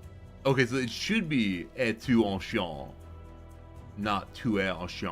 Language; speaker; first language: French; non-native, learner; English